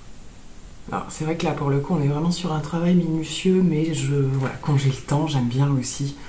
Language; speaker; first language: French; native; French